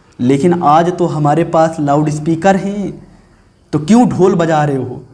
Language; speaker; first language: Urdu; native; Urdu